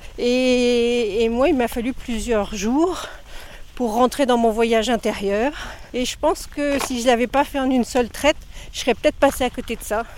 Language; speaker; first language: French; native; French